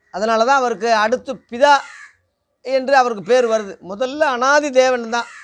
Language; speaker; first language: Tamil; non-native, local second language; Telugu